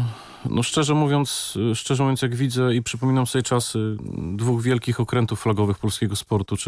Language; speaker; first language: Polish; native; Polish